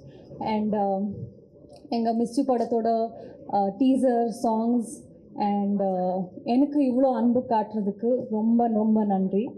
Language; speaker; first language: Tamil; non-native, learner; Kannada